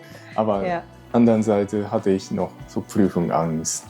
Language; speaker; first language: German; non-native, learner; Japanese